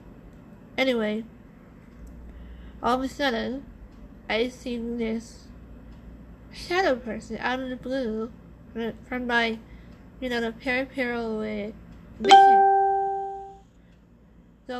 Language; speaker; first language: English; native; English